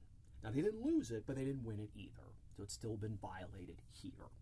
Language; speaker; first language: English; native; English